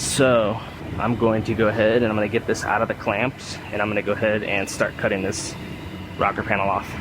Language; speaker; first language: English; native; English